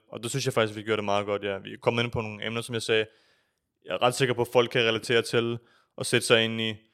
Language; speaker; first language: Danish; early bilingual, other home language; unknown